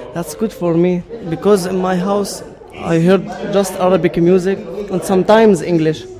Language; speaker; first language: English; non-native, learner; Arabic